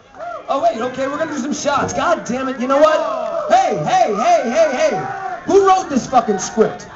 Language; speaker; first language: English; native; English